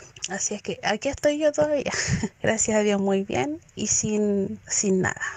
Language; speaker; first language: Spanish; native; Spanish